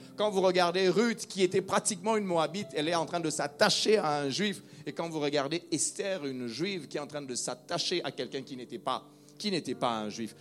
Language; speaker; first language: French; non-native, local second language; Lingala